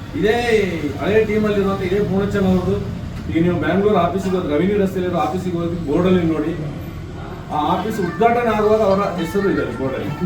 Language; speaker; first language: Kannada; native; Kannada